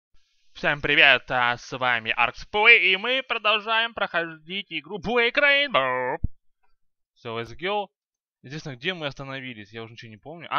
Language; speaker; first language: Russian; native; Russian